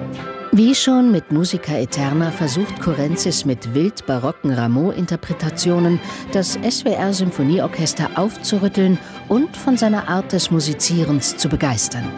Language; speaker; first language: German; native; German